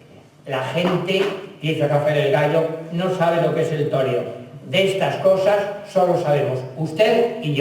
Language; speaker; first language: Spanish; native; Spanish